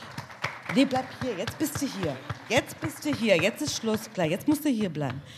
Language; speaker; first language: German; native; German